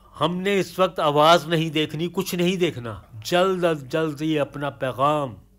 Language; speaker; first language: Hindi; native; Hindi